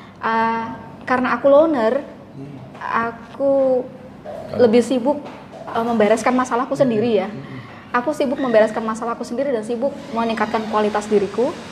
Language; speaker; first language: Indonesian; native; Indonesian